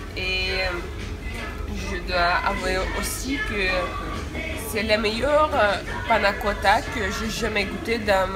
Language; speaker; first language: French; non-native, fluent; Russian